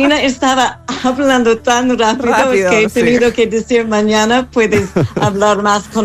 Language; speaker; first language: Spanish; non-native, fluent; English